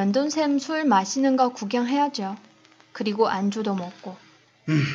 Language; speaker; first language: Korean; non-native, fluent; Chinese